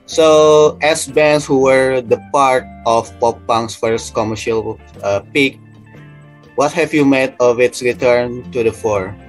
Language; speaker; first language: English; non-native, fluent; Indonesian